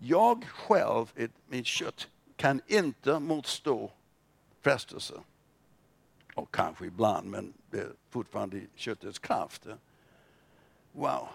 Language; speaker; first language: Swedish; non-native, fluent; English